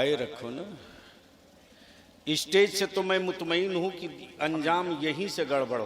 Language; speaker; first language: Urdu; native; Urdu